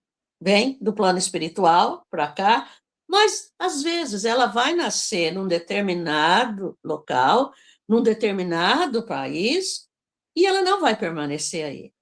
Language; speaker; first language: Portuguese; native; Portuguese